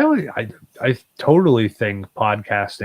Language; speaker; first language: English; native; English